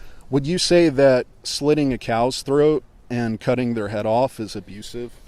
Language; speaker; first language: English; native; English